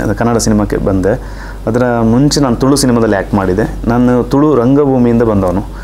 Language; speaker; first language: Kannada; non-native, local second language; Tulu